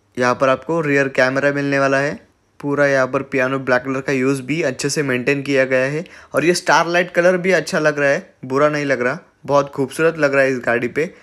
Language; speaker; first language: Hindi; native; Hindi